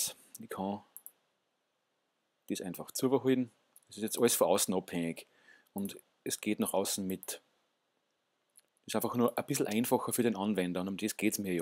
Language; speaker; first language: German; native; German